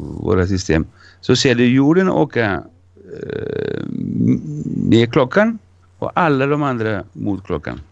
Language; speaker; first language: Swedish; non-native, fluent; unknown